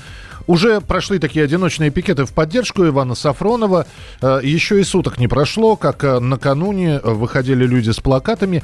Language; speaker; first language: Russian; native; Russian